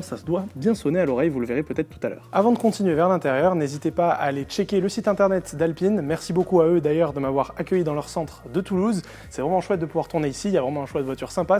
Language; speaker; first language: French; native; French